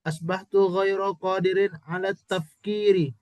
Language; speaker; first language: Arabic; non-native, learner; Indonesian